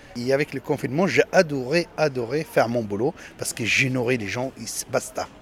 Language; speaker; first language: French; non-native, local second language; Arabic